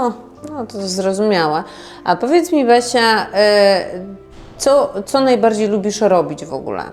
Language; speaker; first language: Polish; native; Polish